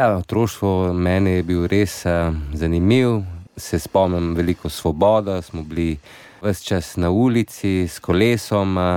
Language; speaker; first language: Slovenian; non-native, fluent; Portuguese